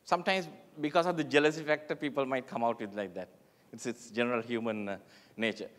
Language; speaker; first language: English; non-native, local second language; Sinhala